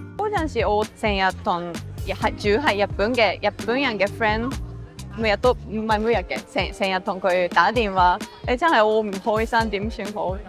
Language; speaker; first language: Cantonese; non-native, fluent; Japanese